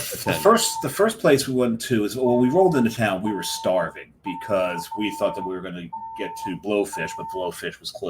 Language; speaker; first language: English; native; English